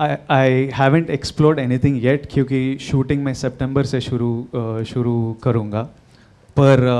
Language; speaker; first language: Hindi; non-native, local second language; Telugu